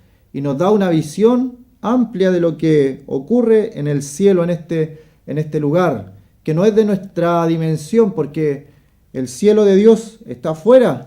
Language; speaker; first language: Spanish; native; Spanish